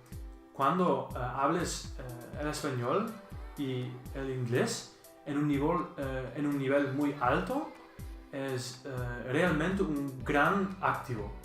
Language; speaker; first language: Spanish; non-native, learner; Dutch